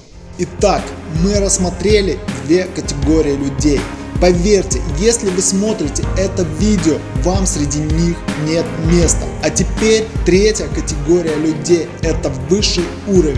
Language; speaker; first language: Russian; native; Russian